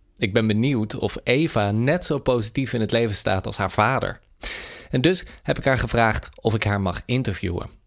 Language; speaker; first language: Dutch; native; Dutch